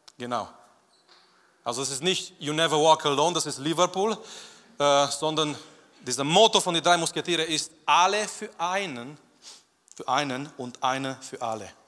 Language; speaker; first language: German; non-native, fluent; Romanian